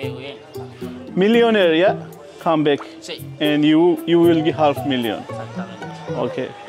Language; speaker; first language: English; non-native, learner; Georgian